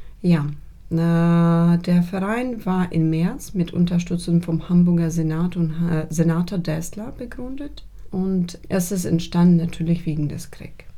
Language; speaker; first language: German; non-native, fluent; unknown